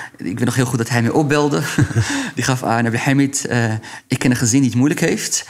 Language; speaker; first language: Dutch; early bilingual, other home language; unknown